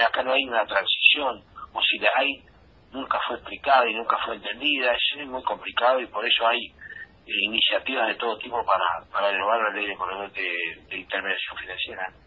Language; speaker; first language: Spanish; native; Spanish